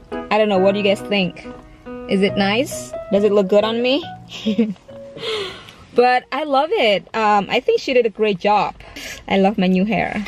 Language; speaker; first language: English; non-native, fluent; Indonesian